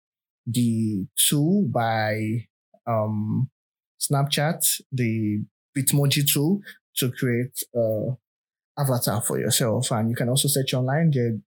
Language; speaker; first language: English; non-native, local second language; Yoruba